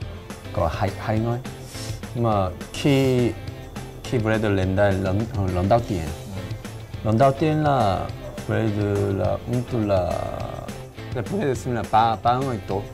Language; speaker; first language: Vietnamese; non-native, learner; Korean